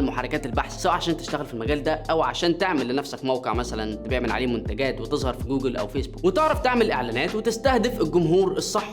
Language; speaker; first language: Arabic; native; Arabic